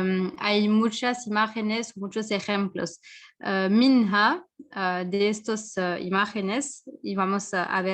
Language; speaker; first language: Spanish; non-native, fluent; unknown